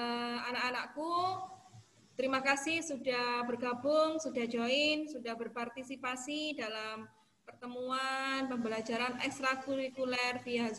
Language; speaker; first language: Indonesian; native; Indonesian